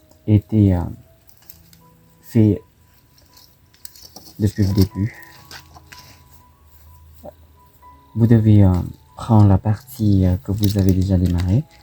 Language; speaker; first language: French; non-native, fluent; Thai